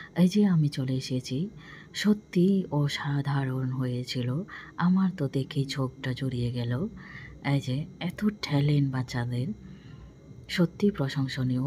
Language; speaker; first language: Bangla; non-native, local second language; Bodo